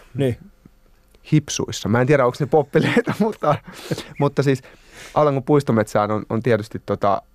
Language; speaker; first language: Finnish; native; Finnish